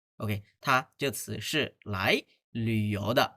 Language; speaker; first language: Chinese; non-native, fluent; Bangla